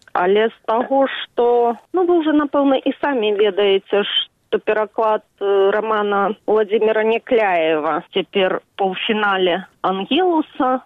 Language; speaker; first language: Belarusian; native; Belarusian